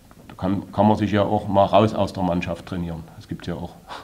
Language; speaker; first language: German; native; German